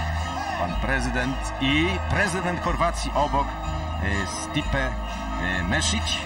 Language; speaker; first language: Polish; native; Polish